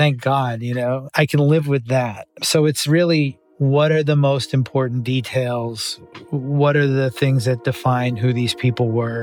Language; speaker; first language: English; native; English